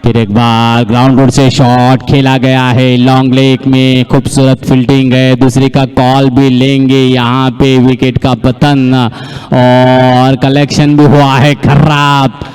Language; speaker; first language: Hindi; non-native, local second language; Marathi